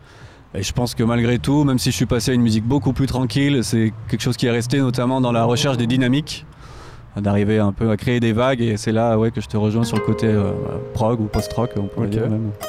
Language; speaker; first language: French; native; French